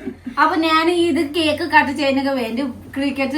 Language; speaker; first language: Malayalam; non-native, learner; Nepali